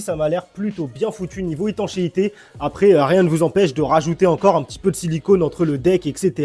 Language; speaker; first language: French; native; French